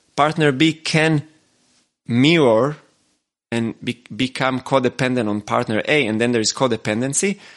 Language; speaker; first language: English; non-native, fluent; Hebrew